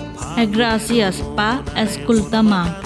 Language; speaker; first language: Catalan; non-native, learner; Bangla